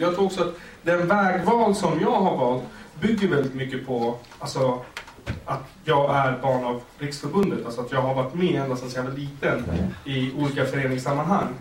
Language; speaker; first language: Swedish; early bilingual, other home language; Kurdish